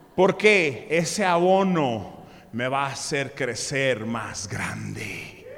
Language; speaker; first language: Spanish; early bilingual, other home language; English